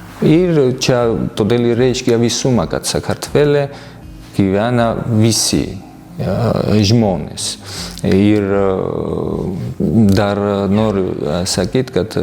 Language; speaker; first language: Lithuanian; non-native, fluent; Georgian